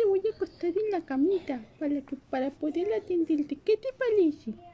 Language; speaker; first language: Spanish; native; Spanish